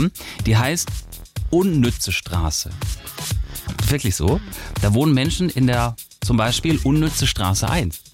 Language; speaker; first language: German; native; German